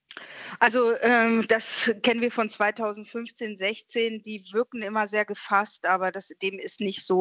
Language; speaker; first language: German; native; German